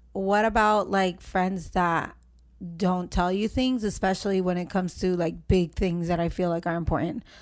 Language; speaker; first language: English; early bilingual, other home language; Spanish